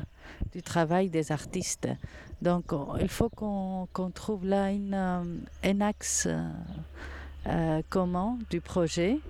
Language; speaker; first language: French; non-native, fluent; Greek